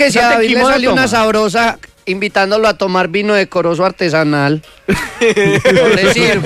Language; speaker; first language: Spanish; native; Spanish